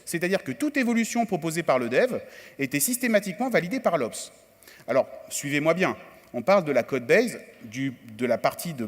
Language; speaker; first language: French; native; French